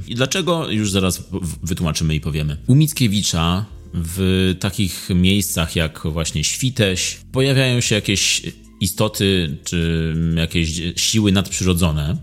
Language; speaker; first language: Polish; native; Polish